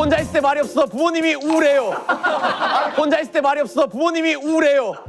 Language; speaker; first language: Korean; native; Korean